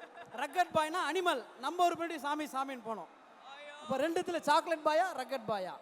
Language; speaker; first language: Tamil; native; Tamil